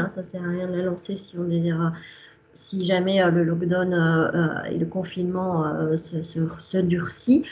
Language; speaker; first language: French; native; French